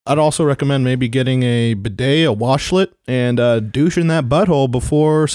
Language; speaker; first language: English; native; English